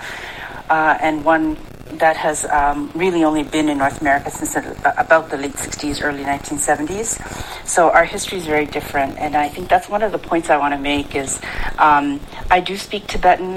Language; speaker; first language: English; native; English